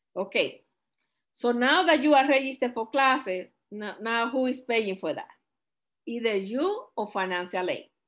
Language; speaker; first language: English; non-native, fluent; Spanish